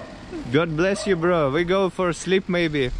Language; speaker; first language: English; non-native, learner; Russian